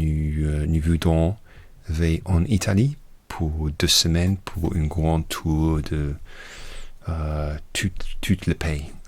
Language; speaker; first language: French; non-native, learner; English